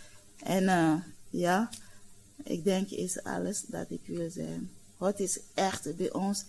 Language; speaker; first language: Dutch; non-native, learner; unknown